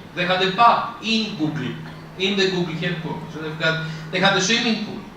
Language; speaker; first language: English; non-native, fluent; Greek